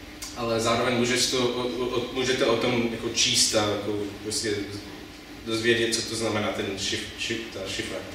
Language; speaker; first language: Czech; non-native, learner; English